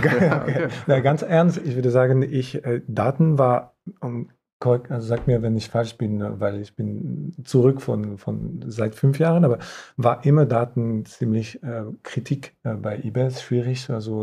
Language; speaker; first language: German; non-native, fluent; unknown